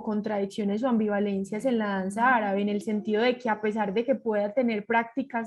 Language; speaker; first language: Spanish; native; Spanish